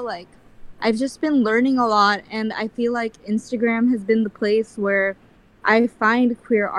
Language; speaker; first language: English; early bilingual, other home language; Filipino